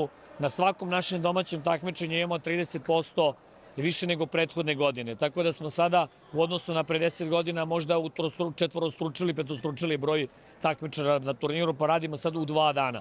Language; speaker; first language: Serbian; native; Serbian